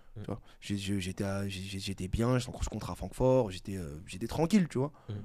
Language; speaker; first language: French; native; French